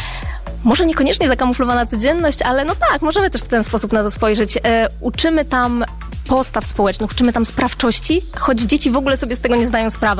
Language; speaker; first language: Polish; native; Polish